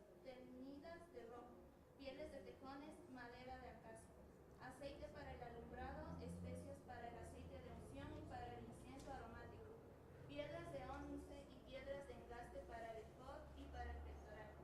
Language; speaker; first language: Spanish; native; Spanish